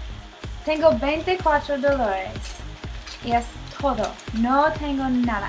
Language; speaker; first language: Spanish; non-native, learner; English